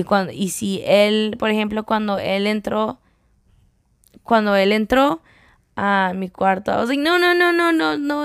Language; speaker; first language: Spanish; early bilingual, heritage; Spanish